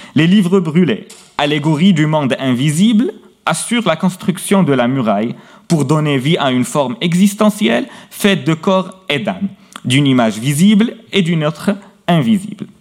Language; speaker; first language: French; non-native, local second language; Arabic